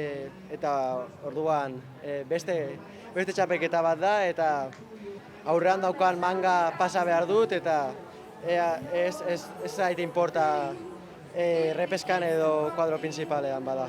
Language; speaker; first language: Basque; non-native, local second language; Spanish